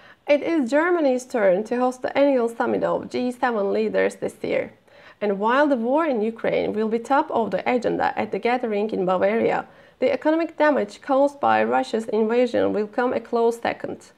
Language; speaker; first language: English; non-native, fluent; Turkish